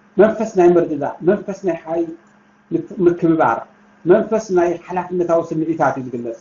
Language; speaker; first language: Tigrinya; native; Tigrinya